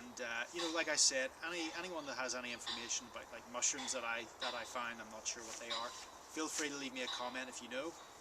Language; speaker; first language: English; native; English